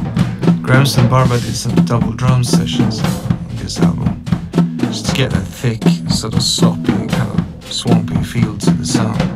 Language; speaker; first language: English; non-native, fluent; Swedish